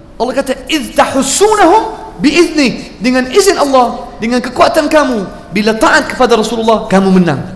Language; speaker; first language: Malay; non-native, fluent; Arabic